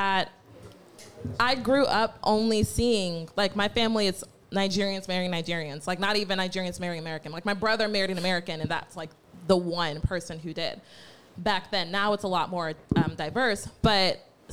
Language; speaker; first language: English; native; English